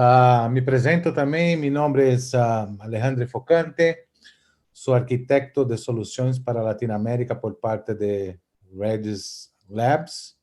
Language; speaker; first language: Portuguese; non-native, fluent; Spanish